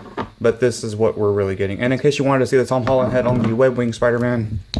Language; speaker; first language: English; native; English